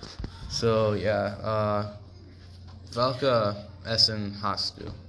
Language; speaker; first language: German; non-native, learner; English